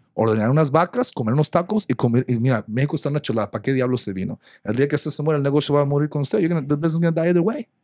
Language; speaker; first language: Spanish; early bilingual, other home language; English